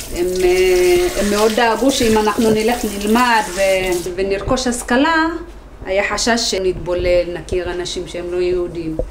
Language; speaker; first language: Hebrew; early bilingual, other home language; Amharic